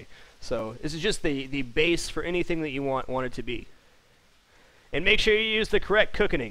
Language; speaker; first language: English; native; English